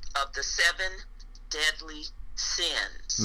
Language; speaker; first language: English; native; English